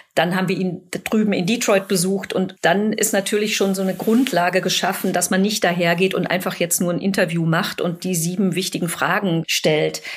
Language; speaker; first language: German; native; German